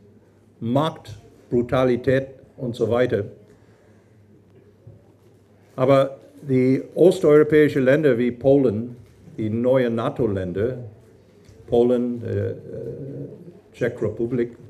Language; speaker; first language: German; non-native, fluent; English